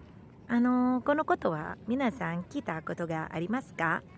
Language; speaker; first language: Japanese; non-native, learner; Indonesian